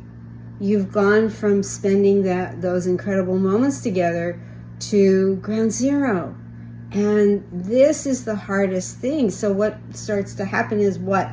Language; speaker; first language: English; native; English